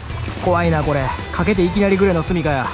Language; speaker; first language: Japanese; native; Japanese